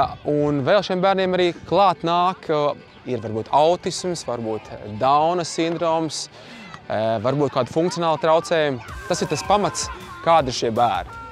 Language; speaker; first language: Latvian; native; Latvian